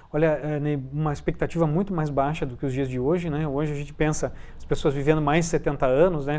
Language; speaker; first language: Portuguese; native; Portuguese